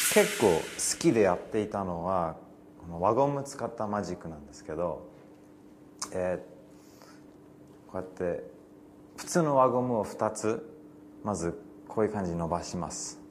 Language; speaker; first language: Japanese; early bilingual, heritage; English